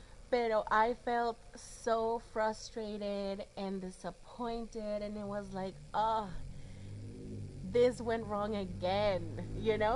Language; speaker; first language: English; early bilingual, other home language; Spanish